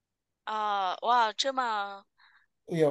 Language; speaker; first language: Chinese; non-native, fluent; Vietnamese